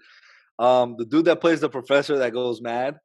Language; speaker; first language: English; native; English